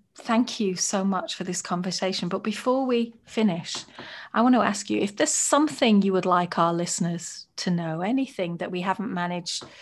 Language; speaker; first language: English; native; English